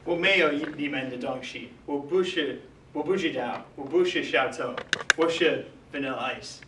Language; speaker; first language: Chinese; non-native, learner; English